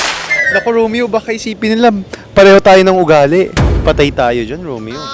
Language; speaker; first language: Filipino; native; Filipino